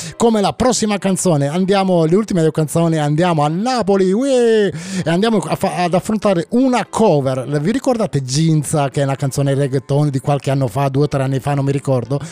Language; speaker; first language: Italian; native; Italian